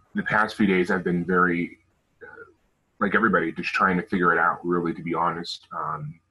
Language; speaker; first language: English; native; English